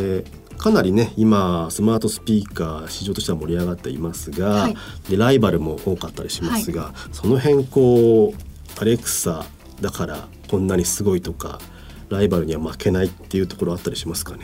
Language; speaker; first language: Japanese; native; Japanese